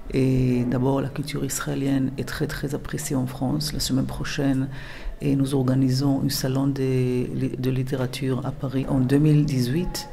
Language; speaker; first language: French; non-native, fluent; Hebrew